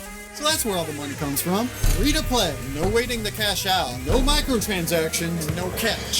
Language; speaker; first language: English; native; English